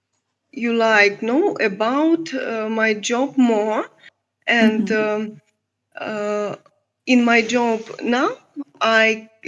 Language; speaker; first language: English; non-native, learner; Russian